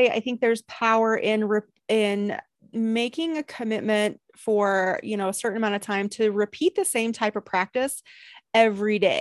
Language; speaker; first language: English; native; English